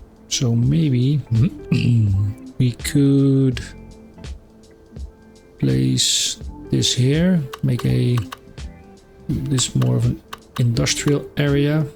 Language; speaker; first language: English; non-native, fluent; Dutch